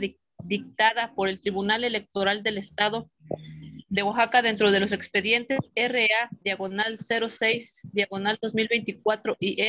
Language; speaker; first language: Spanish; native; Spanish